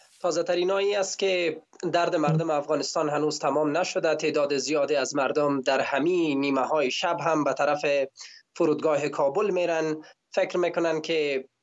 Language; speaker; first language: Persian; native; Persian